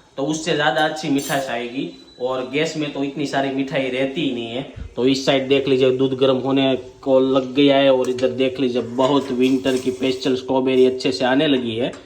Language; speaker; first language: Hindi; non-native, local second language; Gujarati